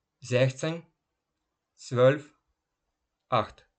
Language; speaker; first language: German; non-native, learner; Ukrainian